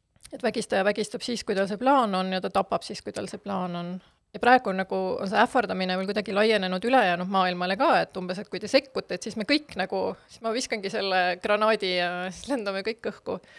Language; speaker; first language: Estonian; native; Estonian